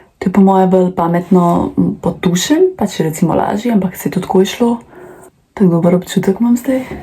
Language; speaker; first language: Slovenian; native; Slovenian